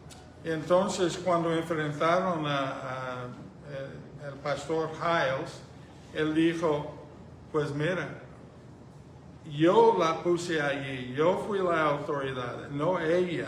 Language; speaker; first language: Spanish; non-native, fluent; English